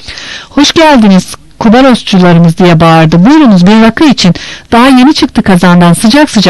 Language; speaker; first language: Turkish; native; Turkish